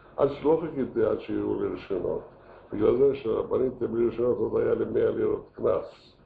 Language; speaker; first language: Hebrew; non-native, fluent; Yiddish